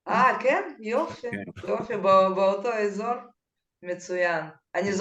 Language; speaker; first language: Hebrew; non-native, fluent; Russian